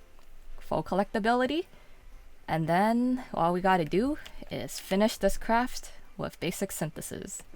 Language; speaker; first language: English; native; English